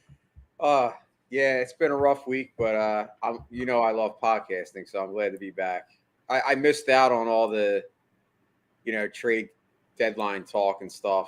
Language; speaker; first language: English; native; English